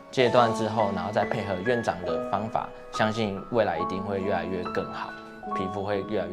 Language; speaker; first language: Chinese; native; Chinese